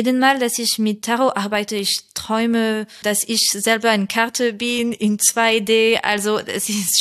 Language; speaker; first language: German; non-native, fluent; French